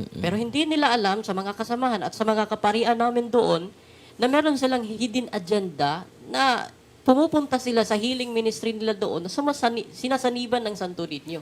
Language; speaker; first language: Filipino; non-native, local second language; Cebuano